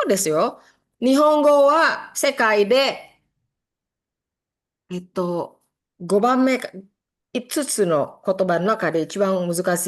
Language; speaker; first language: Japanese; non-native, fluent; Indonesian